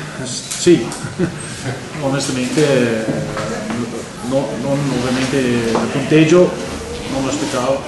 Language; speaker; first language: Italian; non-native, learner; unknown